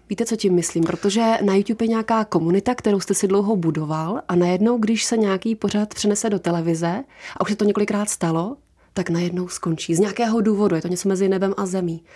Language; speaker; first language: Czech; native; Czech